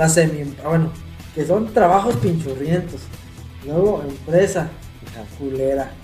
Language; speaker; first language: Spanish; native; Spanish